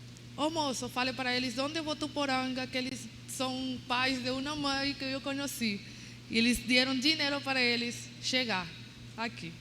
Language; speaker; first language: Portuguese; non-native, learner; Spanish